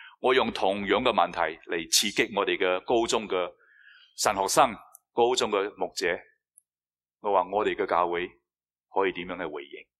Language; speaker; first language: Cantonese; non-native, fluent; Chinese